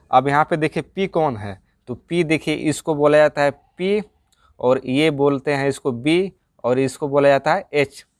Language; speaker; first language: Hindi; native; Hindi